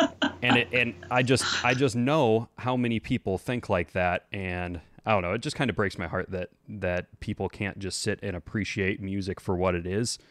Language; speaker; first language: English; native; English